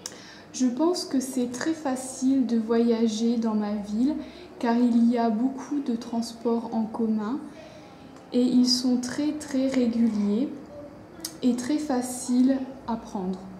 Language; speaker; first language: French; non-native, learner; English